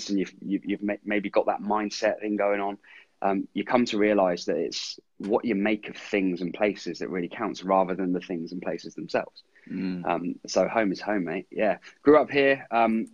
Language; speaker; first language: English; native; English